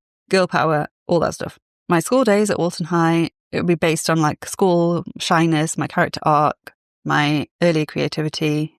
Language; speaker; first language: English; native; English